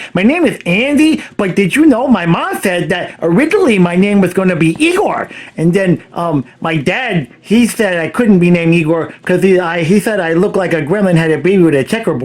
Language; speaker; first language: English; native; English